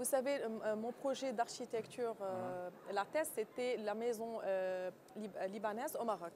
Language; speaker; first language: French; non-native, local second language; Arabic